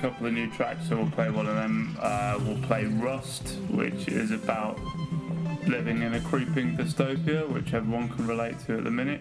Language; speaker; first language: English; native; English